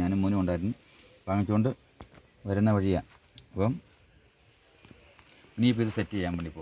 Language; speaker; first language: Malayalam; native; Malayalam